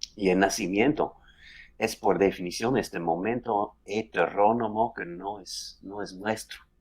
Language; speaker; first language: Spanish; non-native, fluent; Dutch